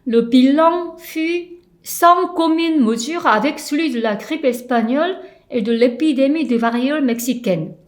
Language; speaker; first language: French; non-native, fluent; Korean